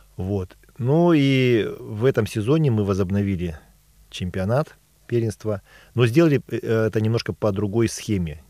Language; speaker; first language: Russian; native; Russian